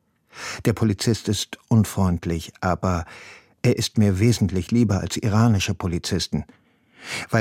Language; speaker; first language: German; non-native, fluent; Persian